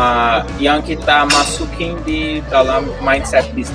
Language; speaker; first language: Indonesian; non-native, fluent; Portuguese